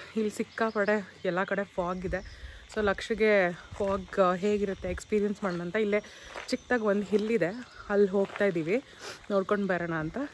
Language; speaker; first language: Kannada; native; Kannada